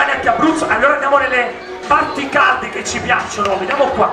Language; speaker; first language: Italian; native; Italian